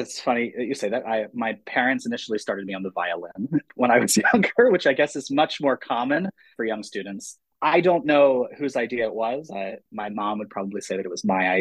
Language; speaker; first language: English; native; English